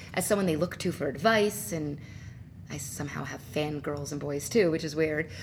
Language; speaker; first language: English; native; English